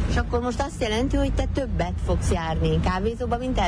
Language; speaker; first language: Hungarian; native; Hungarian